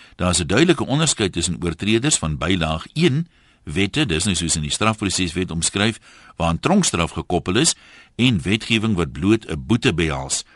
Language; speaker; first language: Afrikaans; native; Afrikaans